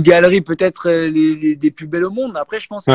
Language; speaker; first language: French; native; French